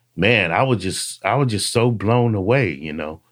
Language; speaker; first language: English; native; English